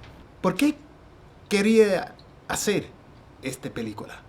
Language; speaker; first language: Spanish; non-native, learner; English